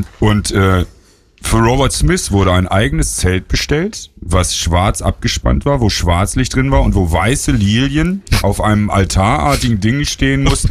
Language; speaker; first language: German; native; German